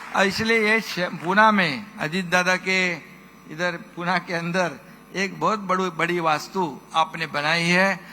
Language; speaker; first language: Hindi; non-native, local second language; Marathi